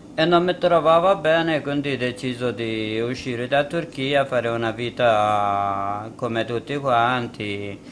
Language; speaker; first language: Italian; non-native, learner; Kurdish